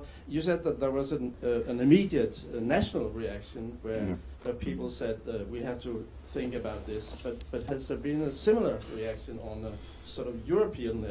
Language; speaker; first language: English; non-native, fluent; Danish